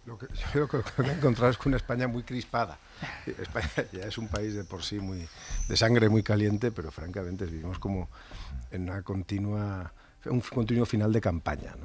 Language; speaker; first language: Spanish; native; Spanish